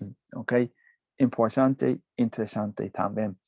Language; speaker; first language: Portuguese; non-native, learner; English